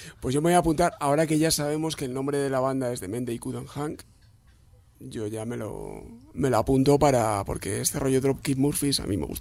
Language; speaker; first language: Spanish; native; Spanish